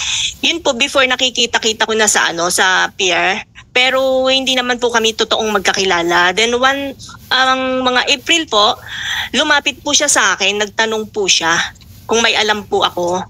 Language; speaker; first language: Filipino; native; Filipino